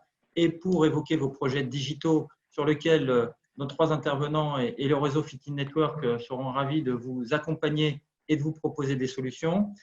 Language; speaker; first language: French; native; French